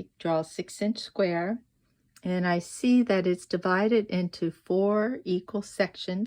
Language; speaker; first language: English; native; English